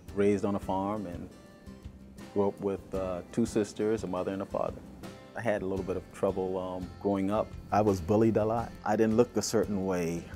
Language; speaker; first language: English; native; English